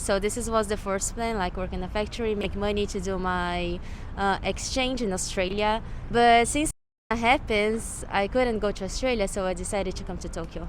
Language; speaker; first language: English; non-native, fluent; Portuguese